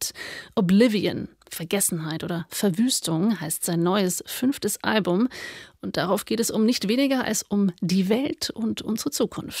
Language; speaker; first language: German; native; German